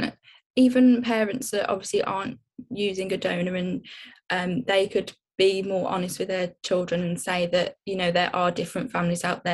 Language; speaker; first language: English; native; English